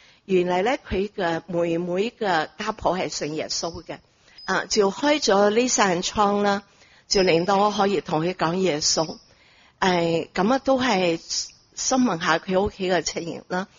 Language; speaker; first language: Cantonese; non-native, fluent; Chinese